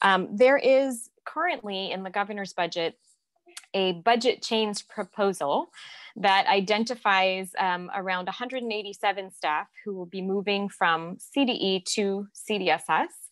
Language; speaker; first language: English; native; English